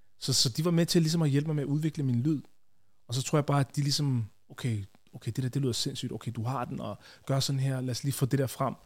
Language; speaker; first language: Danish; early bilingual, other home language; Ganda